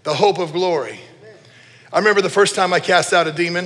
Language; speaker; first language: English; native; English